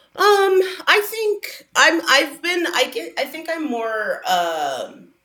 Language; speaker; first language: English; native; English